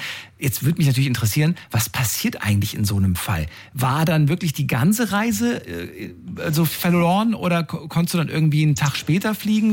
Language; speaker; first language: German; native; German